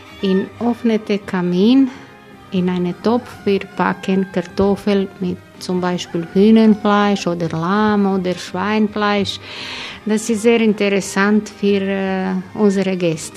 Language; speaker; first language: German; non-native, learner; Croatian